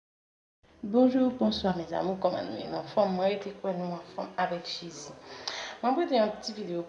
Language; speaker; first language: French; non-native, learner; Haitian Creole